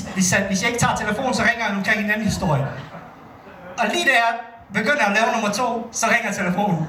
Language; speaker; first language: Danish; early bilingual, other home language; Bosnian